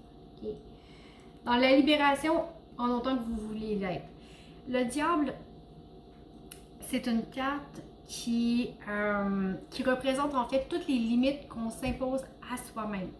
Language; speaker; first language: French; native; French